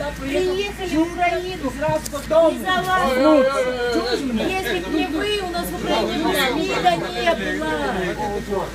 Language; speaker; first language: Russian; native; Russian